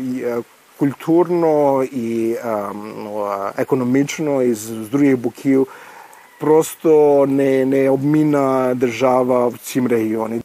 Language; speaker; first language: Ukrainian; early bilingual, heritage; Ukrainian